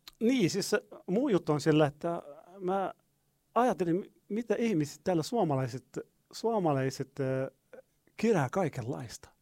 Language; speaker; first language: Finnish; non-native, learner; Arabic